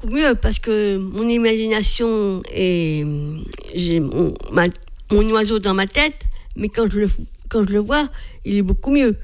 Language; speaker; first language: French; native; French